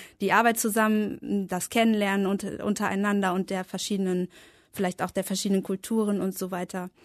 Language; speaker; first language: German; native; German